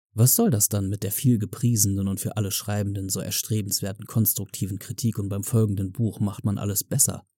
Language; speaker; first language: German; native; German